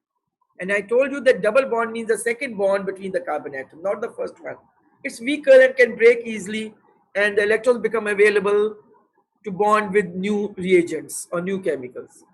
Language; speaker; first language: English; non-native, local second language; Urdu